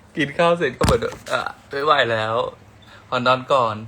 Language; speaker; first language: Thai; native; Thai